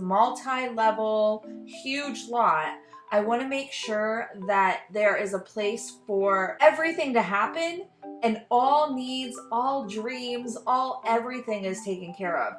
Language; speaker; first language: English; native; English